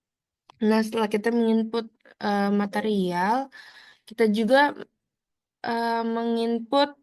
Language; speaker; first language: Indonesian; native; Indonesian